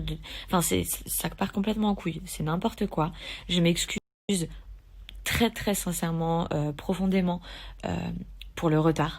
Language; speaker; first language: French; native; French